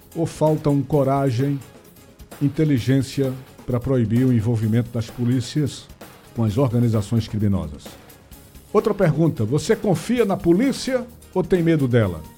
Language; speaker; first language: Portuguese; native; Portuguese